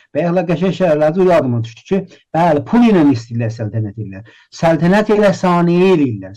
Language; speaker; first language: Azerbaijani; native; Azerbaijani